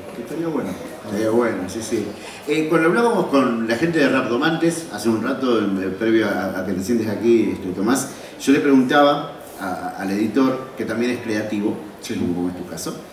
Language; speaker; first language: Spanish; native; Spanish